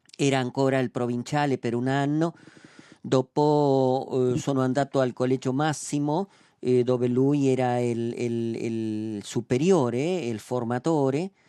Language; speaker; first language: Italian; non-native, fluent; Spanish